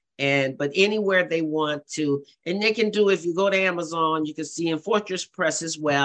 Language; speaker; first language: English; native; English